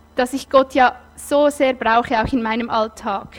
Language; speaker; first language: German; native; German